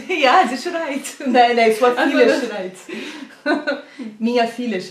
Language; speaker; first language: German; non-native, learner; Portuguese